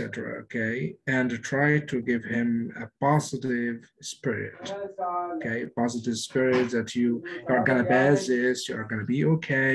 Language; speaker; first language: English; non-native, fluent; Arabic